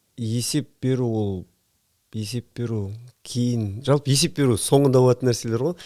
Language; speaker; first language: Kazakh; native; Kazakh